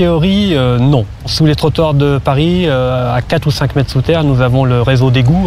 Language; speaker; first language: French; native; French